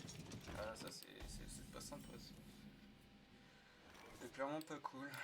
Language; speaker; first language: French; native; French